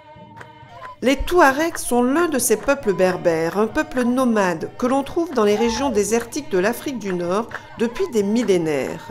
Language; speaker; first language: French; native; French